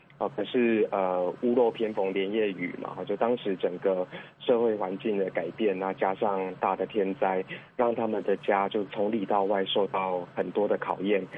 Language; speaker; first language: Chinese; native; Chinese